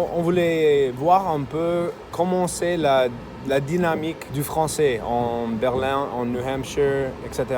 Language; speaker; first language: French; non-native, fluent; English